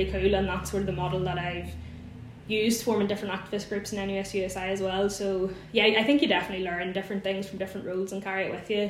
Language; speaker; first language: English; native; English